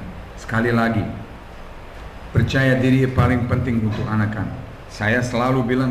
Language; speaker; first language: Indonesian; non-native, fluent; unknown